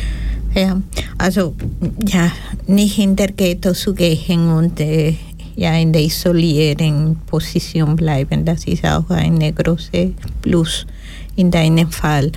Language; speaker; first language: German; non-native, learner; Spanish